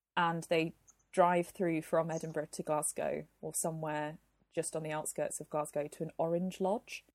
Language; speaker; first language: English; native; English